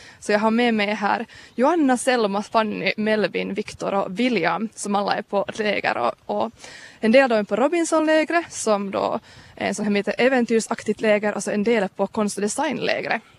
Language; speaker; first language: Swedish; native; Swedish